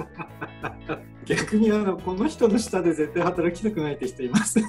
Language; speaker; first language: Japanese; native; Japanese